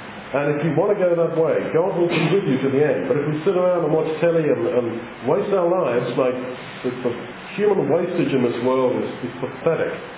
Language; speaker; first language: English; native; English